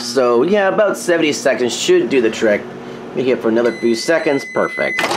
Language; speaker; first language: English; native; English